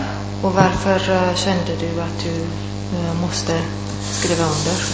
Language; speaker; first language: Swedish; non-native, fluent; Italian